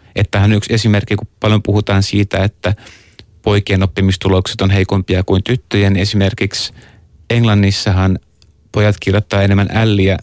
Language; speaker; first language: Finnish; early bilingual, other home language; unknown